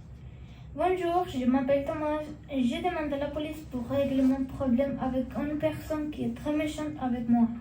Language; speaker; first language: French; non-native, learner; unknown